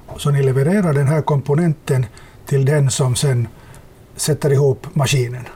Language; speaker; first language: Swedish; native; Swedish